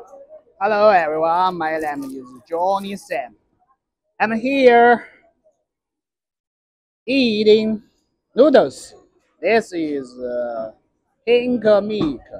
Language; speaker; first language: English; non-native, learner; Chinese